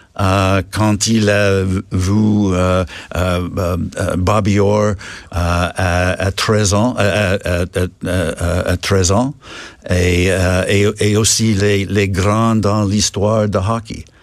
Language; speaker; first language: French; non-native, learner; English